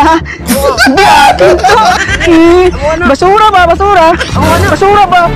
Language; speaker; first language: Filipino; non-native, local second language; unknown